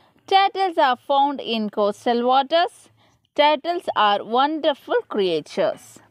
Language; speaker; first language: English; non-native, local second language; Tamil